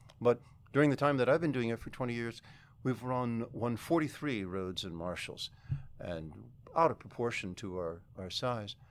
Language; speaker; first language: English; native; English